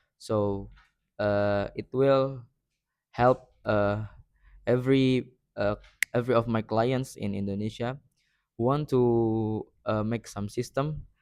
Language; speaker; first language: English; non-native, learner; Indonesian